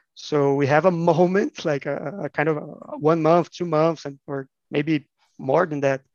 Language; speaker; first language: English; non-native, fluent; Portuguese